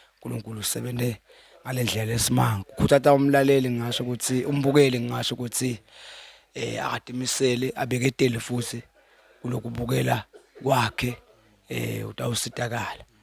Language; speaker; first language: Zulu; non-native, local second language; Swati